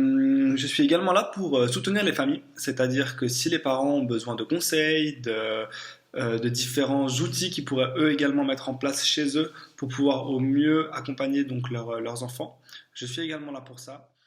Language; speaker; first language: French; native; French